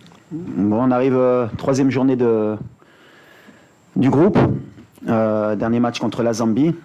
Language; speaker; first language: French; native; French